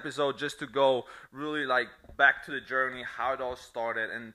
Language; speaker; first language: English; non-native, fluent; Italian